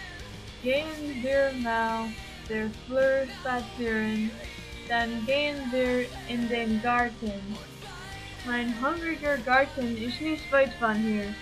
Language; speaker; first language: German; non-native, learner; English